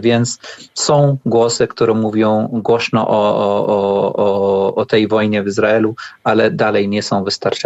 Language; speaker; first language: Polish; non-native, learner; Arabic